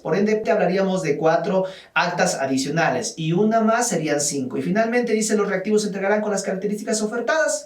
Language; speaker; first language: Spanish; native; Spanish